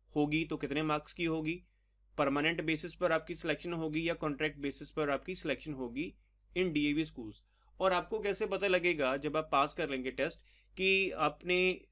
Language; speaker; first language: Hindi; non-native, local second language; Punjabi